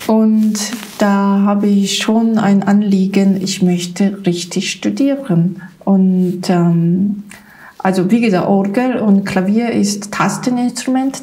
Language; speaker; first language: German; non-native, learner; Korean